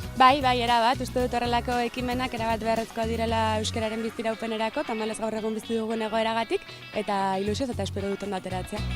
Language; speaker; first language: Basque; early bilingual, other home language; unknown